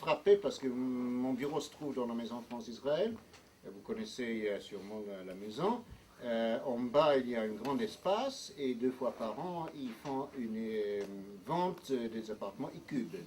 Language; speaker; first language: French; non-native, fluent; English